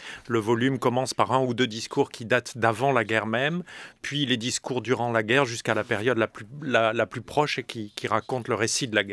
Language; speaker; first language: French; native; French